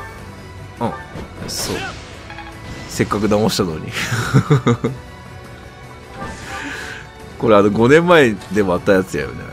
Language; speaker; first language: Japanese; native; Japanese